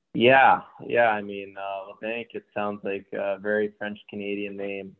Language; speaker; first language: English; native; English